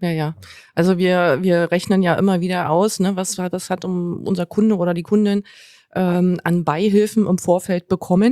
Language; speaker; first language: German; native; German